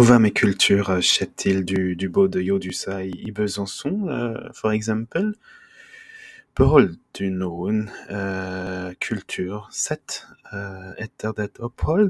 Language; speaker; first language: Norwegian; non-native, fluent; French